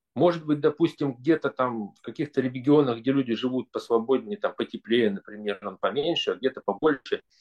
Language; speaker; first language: Russian; native; Russian